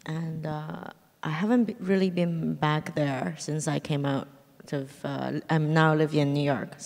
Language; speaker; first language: English; early bilingual, other home language; Chinese